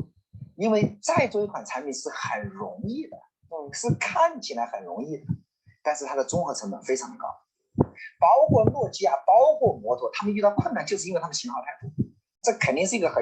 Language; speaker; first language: Chinese; native; Chinese